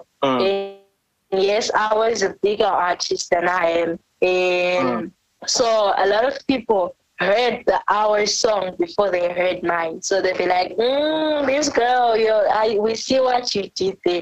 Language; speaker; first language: English; non-native, local second language; North Ndebele